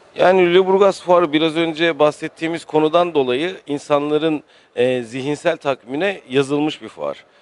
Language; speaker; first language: Turkish; native; Turkish